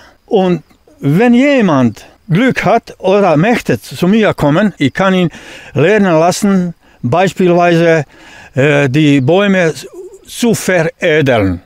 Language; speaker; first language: German; non-native, learner; Bosnian